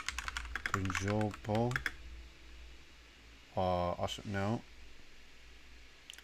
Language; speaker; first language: French; non-native, learner; English